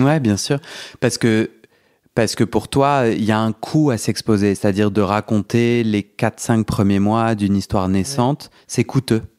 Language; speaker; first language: French; native; French